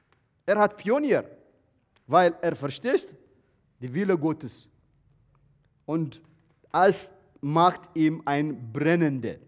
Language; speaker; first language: German; non-native, learner; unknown